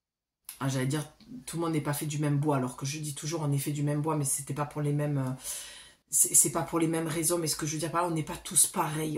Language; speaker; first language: French; native; French